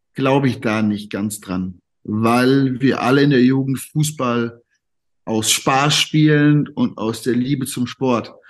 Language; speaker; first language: German; native; German